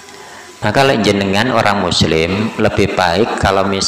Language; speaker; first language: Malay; non-native, local second language; Javanese